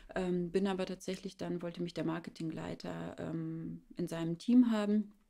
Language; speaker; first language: German; early bilingual, other home language; Russian